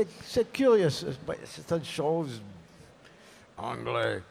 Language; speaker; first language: French; non-native, learner; English